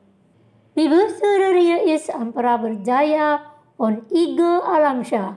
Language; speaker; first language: German; non-native, fluent; Indonesian